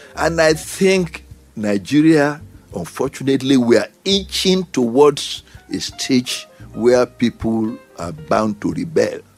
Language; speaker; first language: English; non-native, local second language; Yoruba